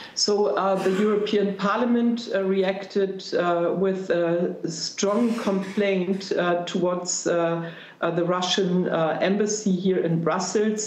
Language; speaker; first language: English; non-native, fluent; German